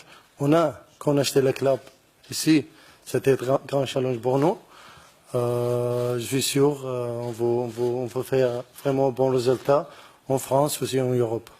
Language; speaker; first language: French; non-native, learner; Arabic